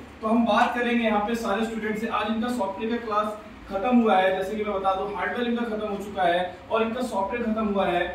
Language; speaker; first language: Hindi; native; Hindi